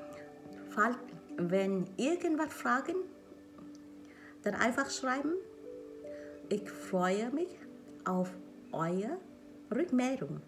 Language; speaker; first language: German; non-native, learner; Vietnamese